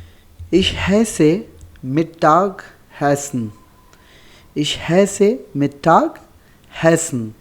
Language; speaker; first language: German; non-native, learner; Urdu